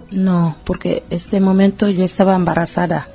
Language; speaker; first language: Spanish; non-native, learner; Wolof